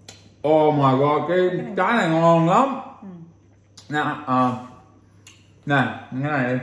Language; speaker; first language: Vietnamese; non-native, fluent; English